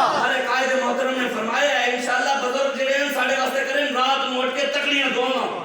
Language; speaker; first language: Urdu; non-native, local second language; Punjabi